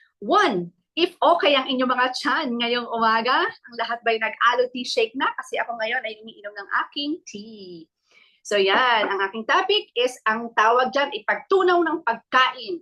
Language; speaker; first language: Filipino; native; Filipino